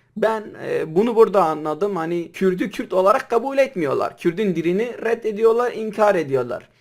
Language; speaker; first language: Turkish; non-native, local second language; Kurdish